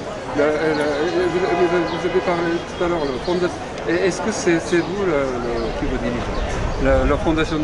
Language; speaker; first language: French; non-native, learner; Japanese